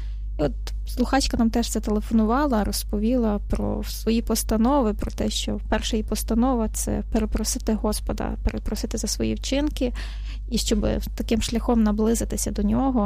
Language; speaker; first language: Ukrainian; native; Ukrainian